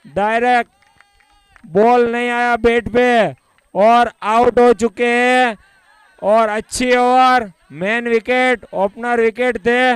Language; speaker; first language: Hindi; non-native, local second language; Gujarati